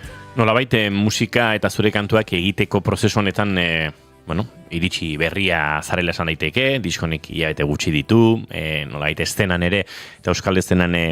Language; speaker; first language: Basque; native; Basque